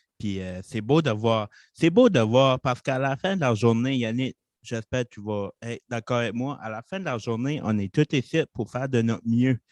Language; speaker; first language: French; native; French